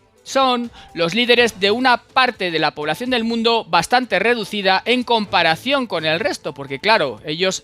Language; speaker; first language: Spanish; native; Spanish